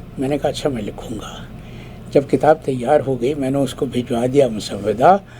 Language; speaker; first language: Urdu; native; Urdu